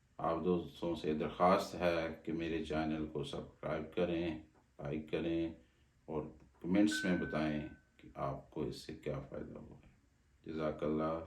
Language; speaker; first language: Urdu; non-native, local second language; Punjabi